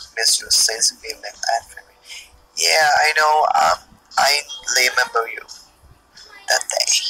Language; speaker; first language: English; non-native, learner; Thai